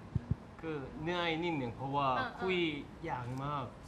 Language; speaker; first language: Thai; non-native, learner; Korean